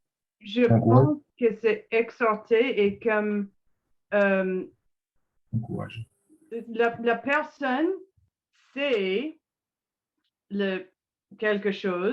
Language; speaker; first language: French; non-native, learner; English